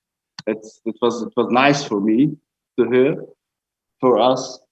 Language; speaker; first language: English; non-native, learner; German